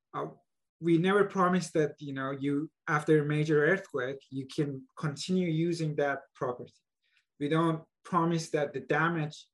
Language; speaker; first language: English; non-native, fluent; Persian